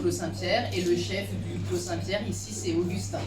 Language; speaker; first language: French; native; French